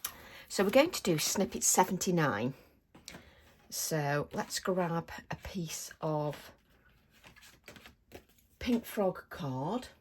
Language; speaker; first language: English; native; English